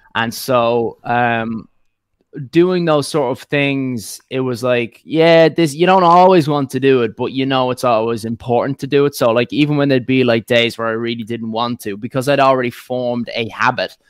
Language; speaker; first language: English; native; English